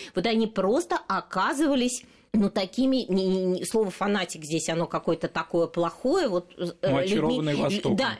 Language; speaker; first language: Russian; native; Russian